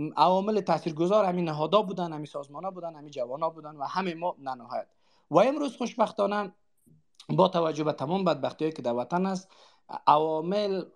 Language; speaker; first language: Persian; non-native, local second language; Uzbek